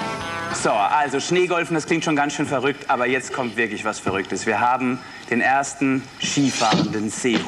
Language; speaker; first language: German; native; German